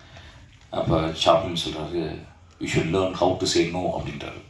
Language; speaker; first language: Tamil; native; Tamil